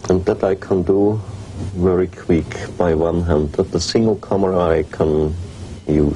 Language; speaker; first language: English; non-native, learner; German